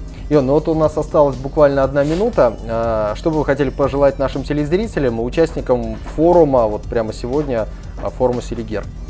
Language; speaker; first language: Russian; native; Russian